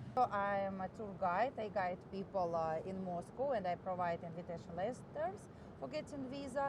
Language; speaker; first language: English; non-native, fluent; Russian